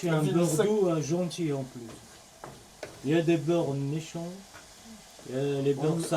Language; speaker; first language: French; native; French